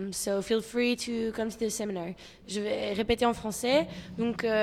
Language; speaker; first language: French; native; French